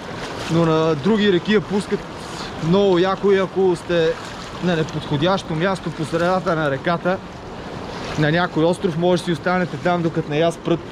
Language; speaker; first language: Bulgarian; native; Bulgarian